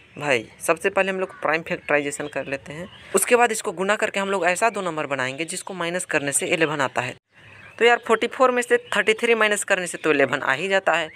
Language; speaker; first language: Hindi; native; Hindi